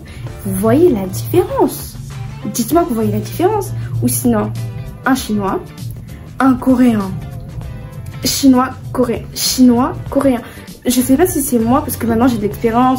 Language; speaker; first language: French; native; French